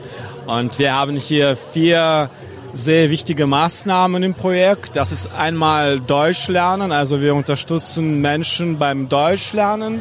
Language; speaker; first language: German; non-native, fluent; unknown